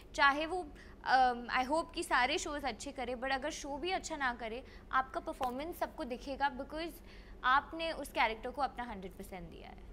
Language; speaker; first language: Hindi; non-native, local second language; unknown